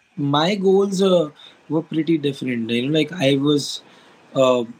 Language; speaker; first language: English; non-native, local second language; Hindi